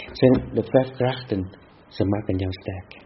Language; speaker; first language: Dutch; non-native, fluent; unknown